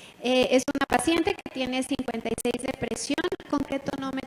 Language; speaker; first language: Spanish; native; Spanish